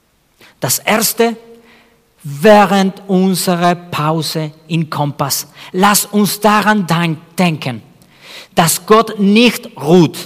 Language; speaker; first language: German; non-native, fluent; Spanish